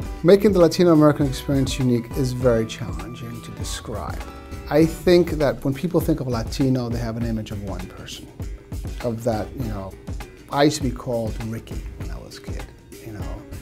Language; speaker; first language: English; early bilingual, other home language; Spanish